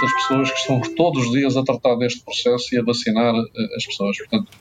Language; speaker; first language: Portuguese; native; Portuguese